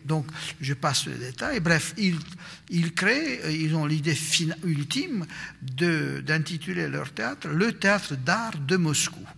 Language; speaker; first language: French; non-native, fluent; Romanian